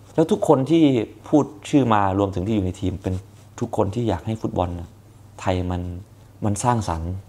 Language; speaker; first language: Thai; native; Thai